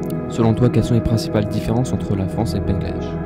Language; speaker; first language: French; native; French